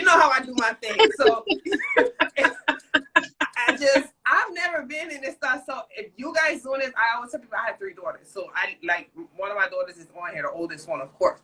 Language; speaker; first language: English; native; English